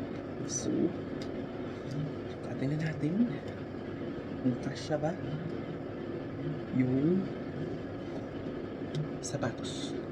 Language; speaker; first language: Filipino; native; Filipino